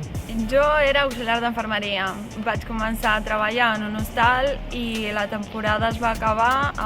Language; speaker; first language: Catalan; non-native, local second language; Spanish